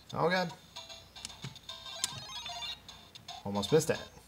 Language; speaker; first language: English; native; English